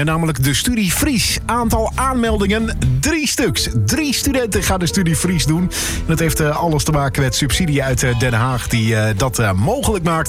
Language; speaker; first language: Dutch; native; Dutch